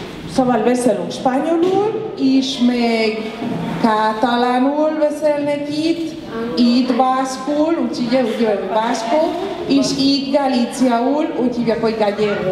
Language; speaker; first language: Hungarian; non-native, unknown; Spanish